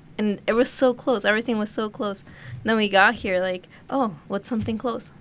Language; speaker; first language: English; early bilingual, other home language; Spanish